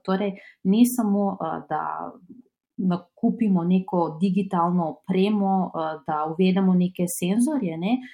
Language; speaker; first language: Slovenian; non-native, fluent; Macedonian